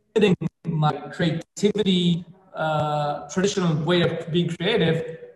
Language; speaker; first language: English; non-native, fluent; Spanish